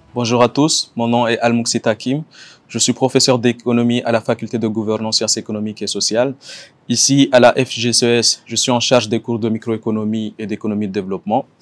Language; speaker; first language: French; non-native, local second language; Ngazidja Comorian